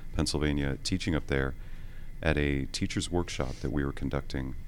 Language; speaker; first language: English; native; English